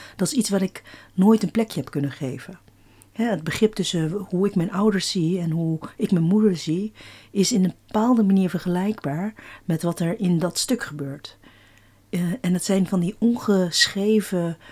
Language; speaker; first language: Dutch; early bilingual, other home language; Chinese